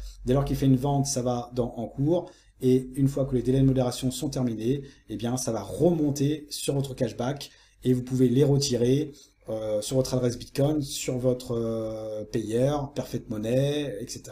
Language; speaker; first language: French; native; French